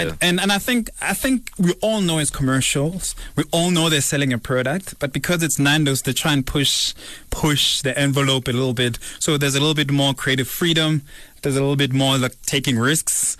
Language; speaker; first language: English; non-native, local second language; Zulu